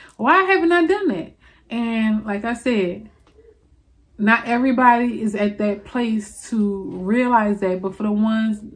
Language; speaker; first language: English; native; English